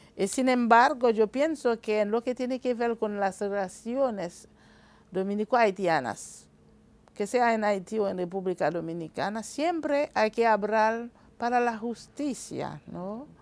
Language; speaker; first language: Spanish; non-native, fluent; Haitian Creole